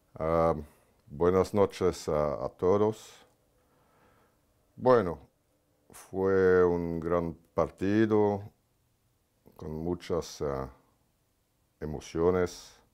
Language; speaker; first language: Spanish; non-native, learner; French